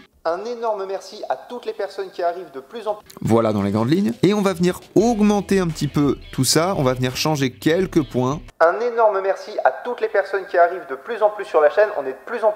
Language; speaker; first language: French; native; French